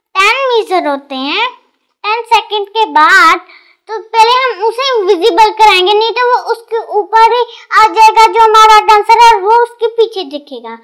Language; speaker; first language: Hindi; non-native, local second language; Punjabi